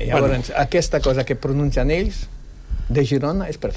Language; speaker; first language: Catalan; non-native, fluent; Polish